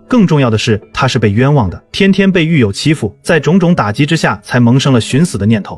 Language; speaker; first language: Chinese; native; Chinese